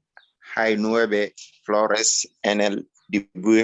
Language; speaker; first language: Spanish; non-native, learner; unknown